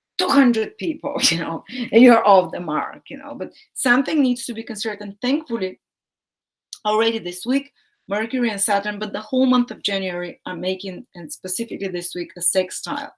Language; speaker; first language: English; non-native, fluent; Bulgarian